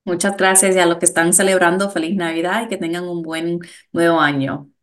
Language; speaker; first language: Spanish; early bilingual, heritage; Spanish